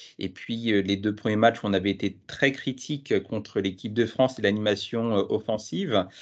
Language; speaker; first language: French; native; French